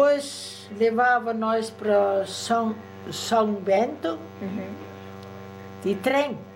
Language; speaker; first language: Portuguese; early bilingual, other home language; German